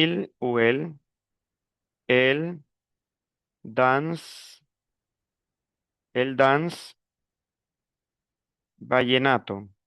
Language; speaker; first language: French; non-native, fluent; Spanish